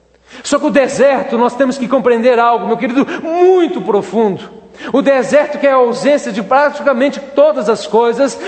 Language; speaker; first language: Portuguese; native; Portuguese